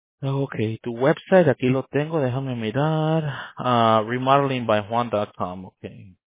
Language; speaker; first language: Spanish; early bilingual, heritage; Spanish